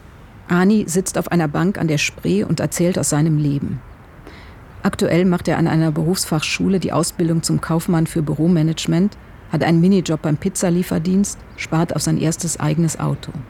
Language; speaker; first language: German; native; German